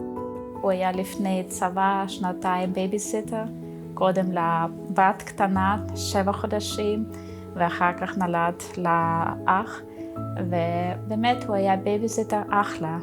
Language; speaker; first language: Hebrew; non-native, learner; German